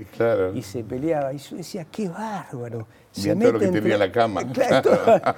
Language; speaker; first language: Spanish; native; Spanish